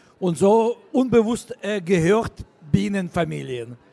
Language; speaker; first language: German; non-native, learner; Russian